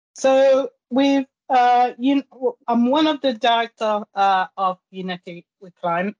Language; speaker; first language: English; non-native, fluent; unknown